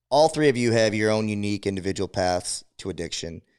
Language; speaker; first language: English; native; English